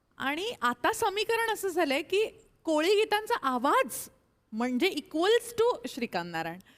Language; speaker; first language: Marathi; native; Marathi